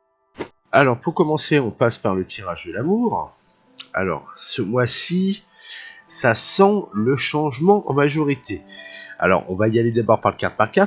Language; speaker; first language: French; native; French